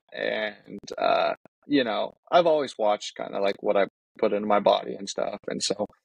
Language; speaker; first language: English; native; English